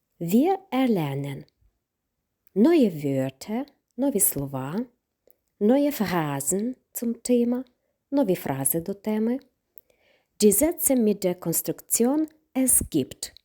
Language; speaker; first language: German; non-native, fluent; Ukrainian